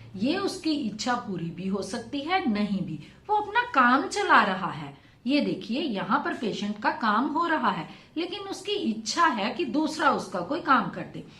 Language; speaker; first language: Hindi; non-native, local second language; Punjabi